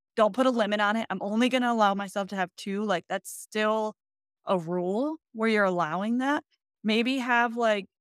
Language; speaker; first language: English; native; English